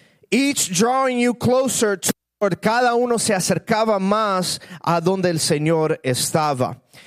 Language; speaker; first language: Spanish; early bilingual, other home language; English